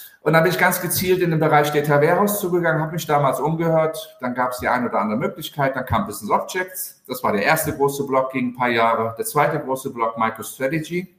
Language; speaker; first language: German; early bilingual, other home language; Turkish